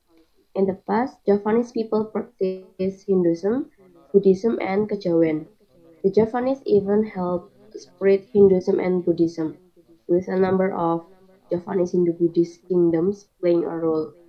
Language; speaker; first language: English; non-native, learner; Indonesian